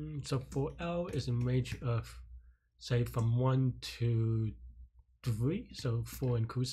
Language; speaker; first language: English; native; English